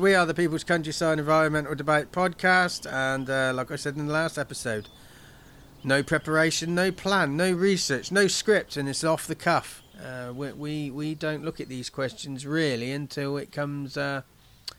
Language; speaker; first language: English; native; English